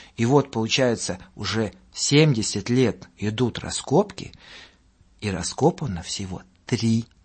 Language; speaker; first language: Russian; non-native, local second language; Latvian